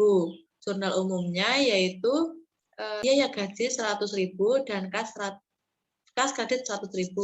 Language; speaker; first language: Indonesian; native; Indonesian